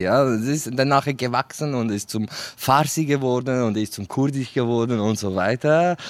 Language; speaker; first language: German; non-native, fluent; Kurdish